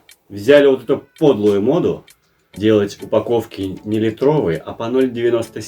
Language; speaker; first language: Russian; native; Russian